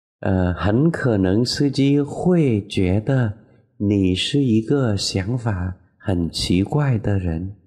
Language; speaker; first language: Chinese; non-native, fluent; Vietnamese